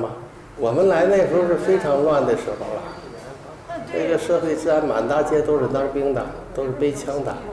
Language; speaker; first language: Chinese; native; Chinese